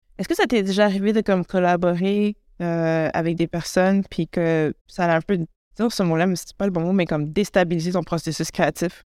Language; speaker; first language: French; native; French